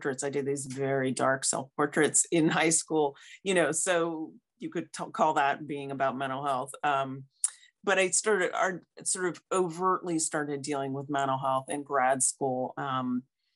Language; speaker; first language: English; native; English